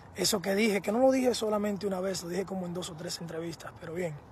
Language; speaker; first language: Spanish; early bilingual, heritage; Spanish